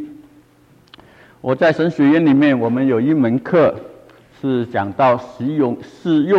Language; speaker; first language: Chinese; non-native, local second language; Cantonese